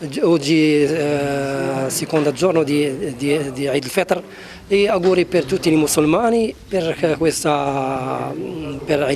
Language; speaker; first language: Italian; non-native, learner; Arabic